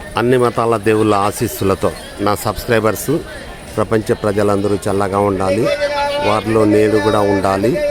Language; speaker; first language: Telugu; native; Telugu